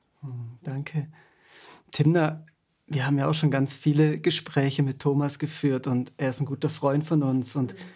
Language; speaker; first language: German; native; German